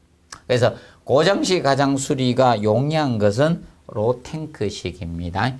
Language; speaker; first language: Korean; native; Korean